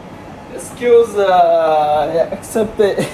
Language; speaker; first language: French; non-native, learner; Bangla